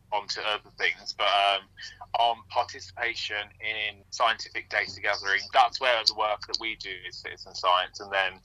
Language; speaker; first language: English; native; English